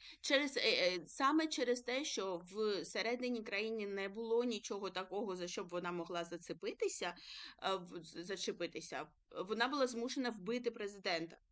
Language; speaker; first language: Ukrainian; early bilingual, other home language; Georgian